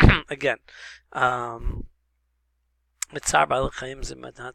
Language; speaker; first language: Hebrew; non-native, fluent; English